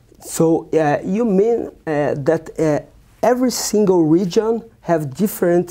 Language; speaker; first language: English; non-native, learner; Portuguese